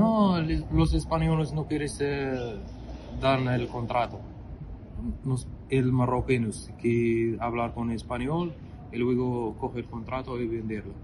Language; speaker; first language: Spanish; non-native, learner; Arabic